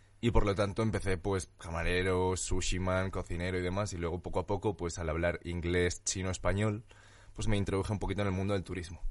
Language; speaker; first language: Spanish; early bilingual, other home language; Chinese